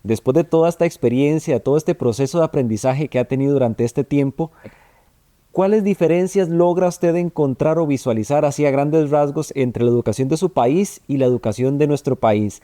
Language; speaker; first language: Spanish; native; Spanish